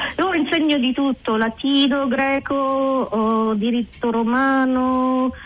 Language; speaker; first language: Italian; native; Italian